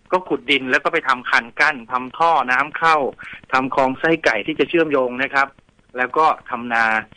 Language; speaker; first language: Thai; native; Thai